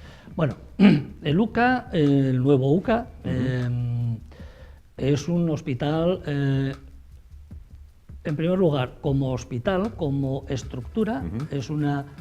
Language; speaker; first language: Spanish; native; Spanish